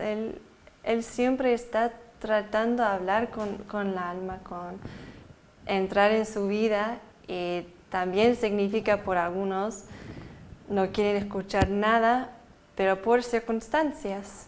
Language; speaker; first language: Spanish; early bilingual, heritage; Spanish